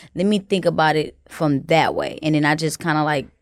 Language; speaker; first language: English; early bilingual, other home language; Haitian Creole